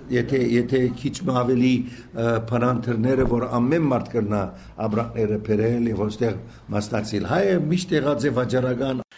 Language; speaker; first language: Armenian; early bilingual, heritage; Armenian